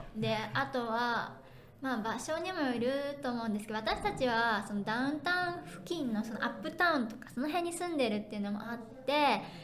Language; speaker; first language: Japanese; native; Japanese